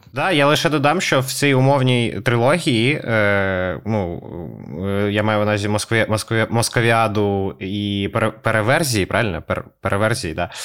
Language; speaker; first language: Ukrainian; native; Ukrainian